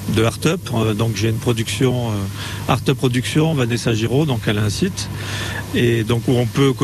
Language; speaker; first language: French; native; French